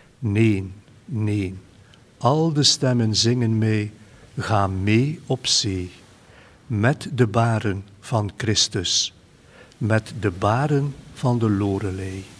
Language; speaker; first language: Dutch; native; Dutch